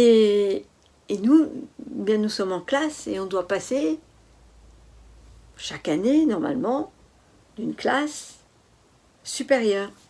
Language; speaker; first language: French; native; French